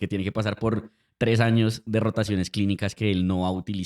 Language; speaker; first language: Spanish; native; Spanish